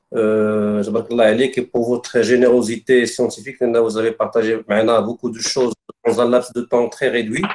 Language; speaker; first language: French; non-native, local second language; Arabic